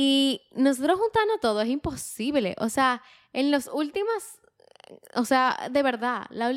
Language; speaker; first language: Spanish; native; Spanish